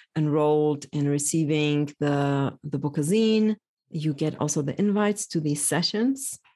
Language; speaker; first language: English; early bilingual, other home language; Polish